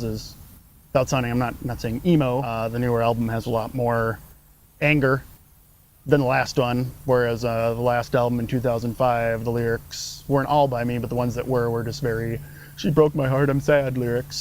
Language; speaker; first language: English; native; English